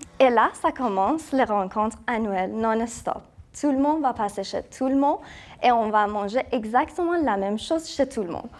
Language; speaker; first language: French; non-native, fluent; Persian